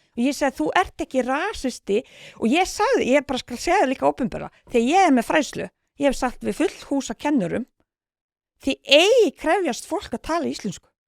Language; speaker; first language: Icelandic; non-native, fluent; Bosnian